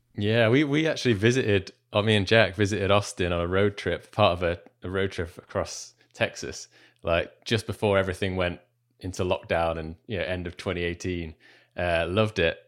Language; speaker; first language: English; native; English